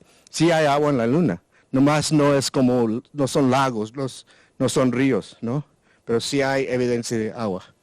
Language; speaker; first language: Spanish; non-native, learner; English